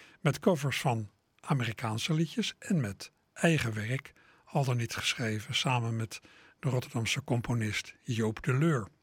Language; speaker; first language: Dutch; native; Dutch